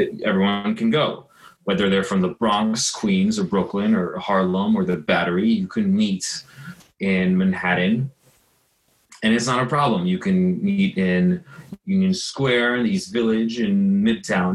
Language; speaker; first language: English; native; English